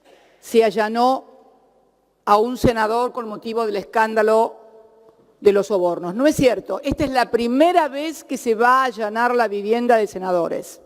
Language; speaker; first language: Spanish; native; Spanish